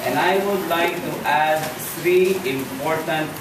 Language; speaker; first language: English; non-native, local second language; Filipino